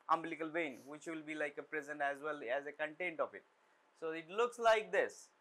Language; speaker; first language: English; non-native, local second language; Bangla